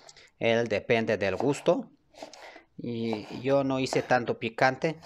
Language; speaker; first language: Spanish; non-native, learner; Turkish